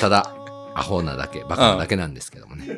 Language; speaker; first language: Japanese; native; Japanese